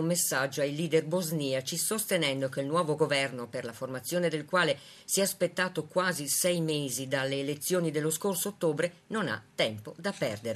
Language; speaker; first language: Italian; native; Italian